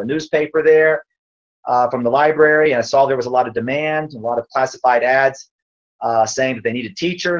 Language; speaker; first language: English; native; English